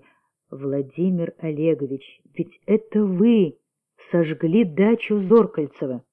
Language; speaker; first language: Russian; native; Russian